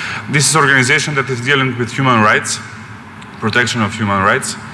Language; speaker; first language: English; non-native, fluent; Macedonian